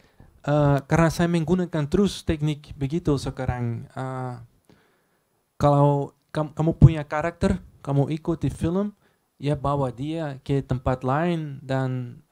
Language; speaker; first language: Indonesian; non-native, learner; Dutch